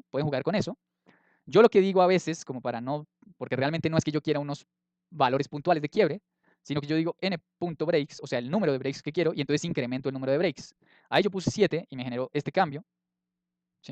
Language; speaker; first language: Spanish; native; Spanish